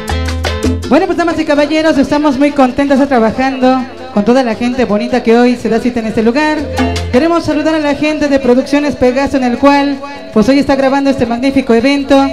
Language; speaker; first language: Spanish; native; Spanish